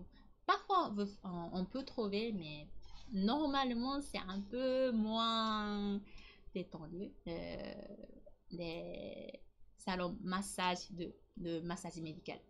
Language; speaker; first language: French; non-native, learner; Japanese